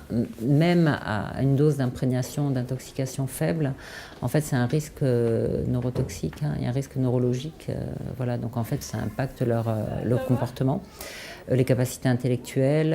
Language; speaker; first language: French; native; French